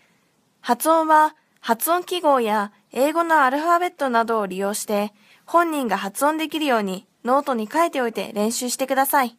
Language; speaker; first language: Japanese; non-native, fluent; Korean